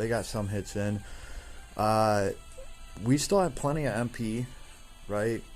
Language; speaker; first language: English; native; English